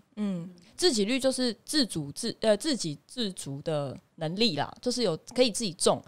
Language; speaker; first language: Chinese; native; Chinese